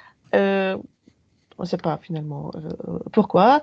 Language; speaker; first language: French; non-native, fluent; Polish